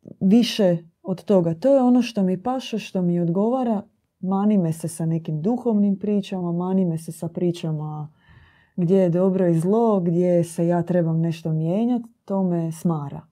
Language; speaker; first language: Croatian; native; Croatian